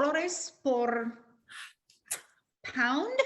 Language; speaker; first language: Spanish; non-native, learner; English